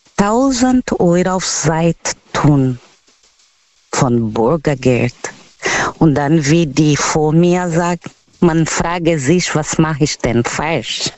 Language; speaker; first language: German; non-native, fluent; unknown